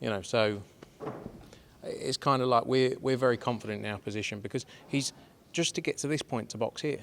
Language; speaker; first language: English; native; English